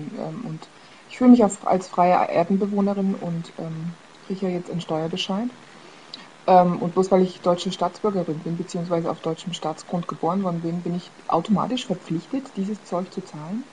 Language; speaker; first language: German; native; German